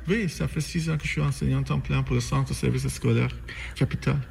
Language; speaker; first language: French; non-native, learner; Persian